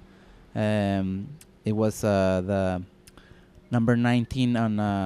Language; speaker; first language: English; non-native, fluent; Spanish